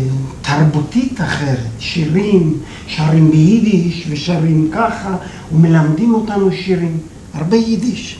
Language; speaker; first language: Hebrew; early bilingual, other home language; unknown